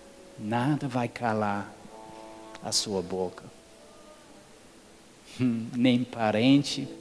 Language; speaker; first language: Portuguese; non-native, fluent; English